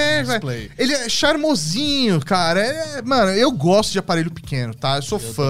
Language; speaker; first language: Portuguese; native; Portuguese